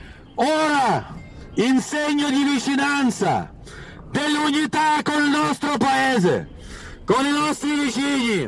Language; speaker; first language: Italian; non-native, fluent; Ukrainian